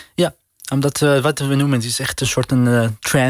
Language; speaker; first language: Dutch; non-native, learner; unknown